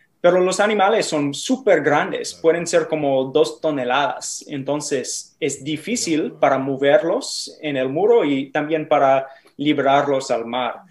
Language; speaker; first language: Spanish; non-native, learner; English